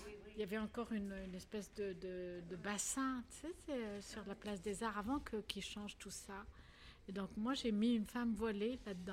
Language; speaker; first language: French; non-native, local second language; Arabic